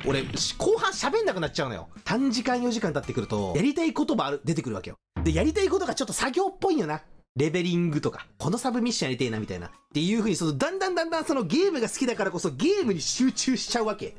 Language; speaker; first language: Japanese; native; Japanese